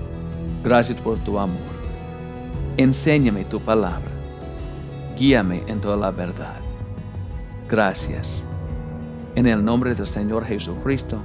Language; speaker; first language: Spanish; non-native, fluent; English